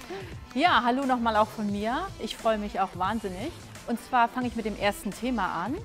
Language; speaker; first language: German; native; German